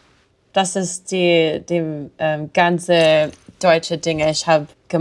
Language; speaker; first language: German; non-native, learner; English